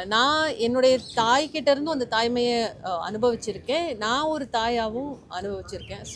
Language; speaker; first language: Tamil; native; Tamil